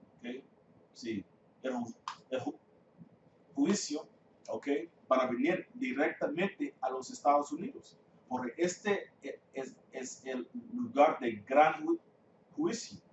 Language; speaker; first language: Spanish; non-native, fluent; English